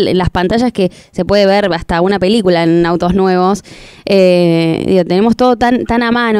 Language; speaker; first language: Spanish; native; Spanish